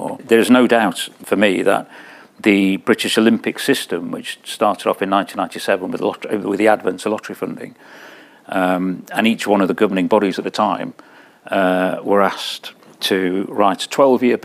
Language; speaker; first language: English; native; English